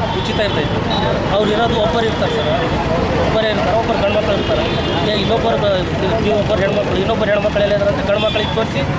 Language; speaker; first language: Kannada; native; Kannada